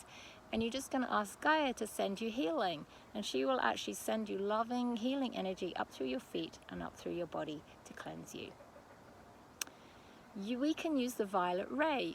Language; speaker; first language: English; native; English